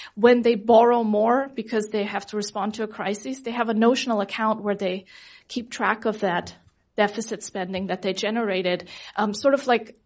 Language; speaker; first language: English; non-native, fluent; German